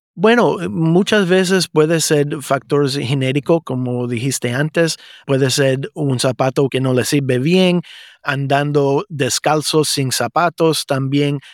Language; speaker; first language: Spanish; early bilingual, heritage; Spanish